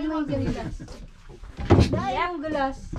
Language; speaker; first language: Swedish; non-native, learner; Cebuano